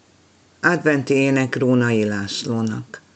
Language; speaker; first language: Hungarian; native; Hungarian